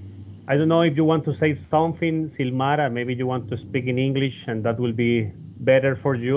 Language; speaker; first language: English; non-native, fluent; Spanish